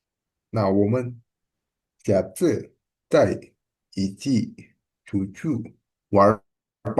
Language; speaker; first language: Chinese; non-native, learner; Indonesian